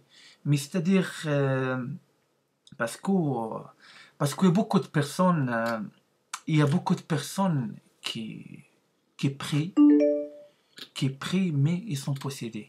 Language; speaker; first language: French; non-native, learner; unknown